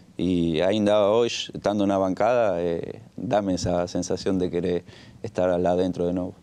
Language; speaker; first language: Spanish; native; Spanish